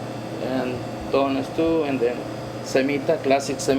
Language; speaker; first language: English; non-native, learner; Spanish